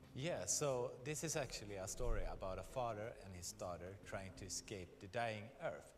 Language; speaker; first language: English; non-native, fluent; Swedish